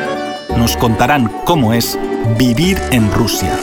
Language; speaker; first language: Spanish; native; Spanish